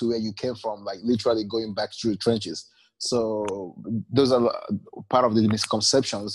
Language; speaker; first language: English; non-native, local second language; Igbo